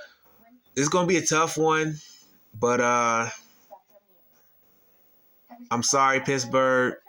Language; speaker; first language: English; native; English